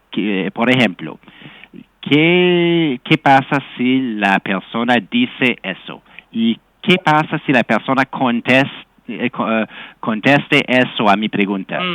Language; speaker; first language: Spanish; non-native, fluent; English